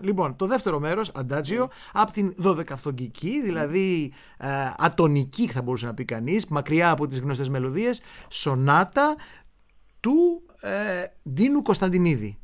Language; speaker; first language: Greek; native; Greek